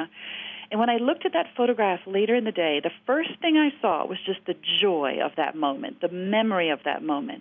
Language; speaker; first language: English; native; English